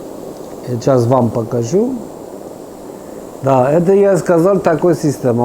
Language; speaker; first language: Russian; non-native, fluent; Persian